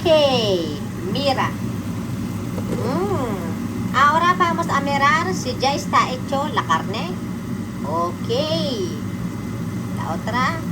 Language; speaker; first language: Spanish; non-native, fluent; Filipino